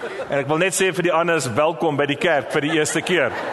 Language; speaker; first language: Afrikaans; non-native, local second language; English